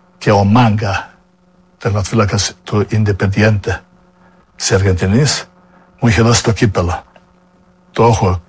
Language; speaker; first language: Greek; non-native, fluent; Serbian